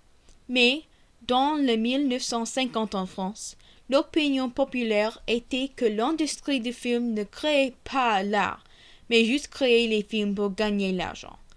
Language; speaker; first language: French; non-native, learner; English